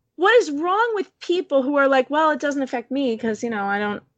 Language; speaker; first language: English; native; English